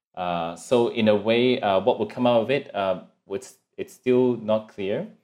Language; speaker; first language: English; non-native, local second language; Cantonese